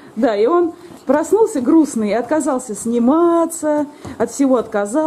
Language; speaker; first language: Russian; native; Russian